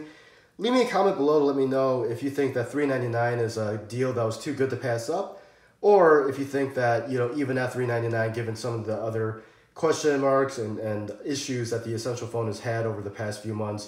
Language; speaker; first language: English; native; English